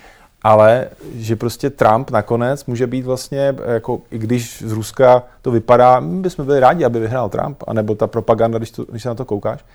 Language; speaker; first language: Czech; native; Czech